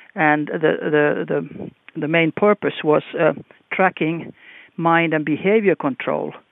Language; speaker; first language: English; non-native, fluent; Finnish